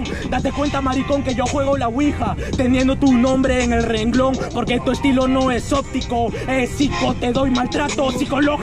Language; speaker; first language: Spanish; native; Spanish